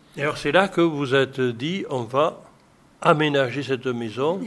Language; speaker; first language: French; native; French